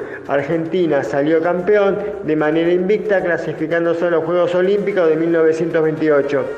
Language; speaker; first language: Spanish; native; Spanish